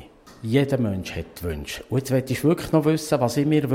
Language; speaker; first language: German; native; German